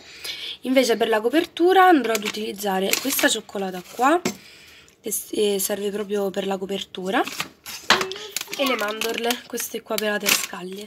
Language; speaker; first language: Italian; native; Italian